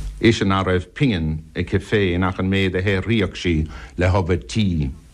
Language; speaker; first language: Irish; non-native, local second language; English